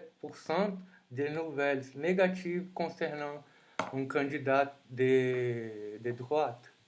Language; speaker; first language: French; non-native, fluent; Portuguese